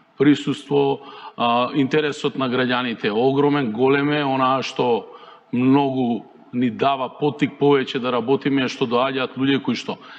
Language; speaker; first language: Macedonian; native; Macedonian